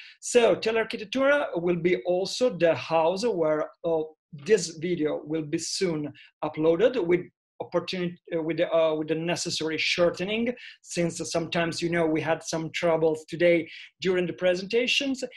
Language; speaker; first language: English; non-native, fluent; Italian